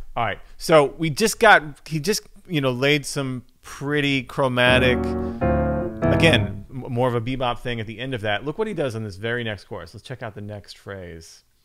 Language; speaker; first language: English; native; English